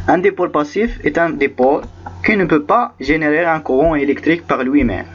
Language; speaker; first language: French; non-native, local second language; Arabic